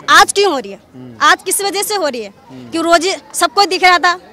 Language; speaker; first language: Hindi; native; Hindi